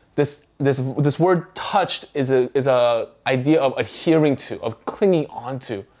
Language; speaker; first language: English; early bilingual, other home language; Korean